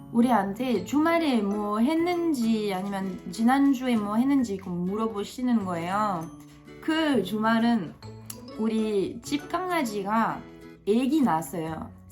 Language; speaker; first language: Korean; non-native, fluent; French